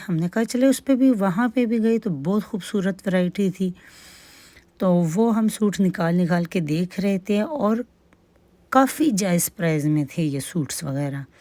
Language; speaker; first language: Urdu; non-native, local second language; Pashto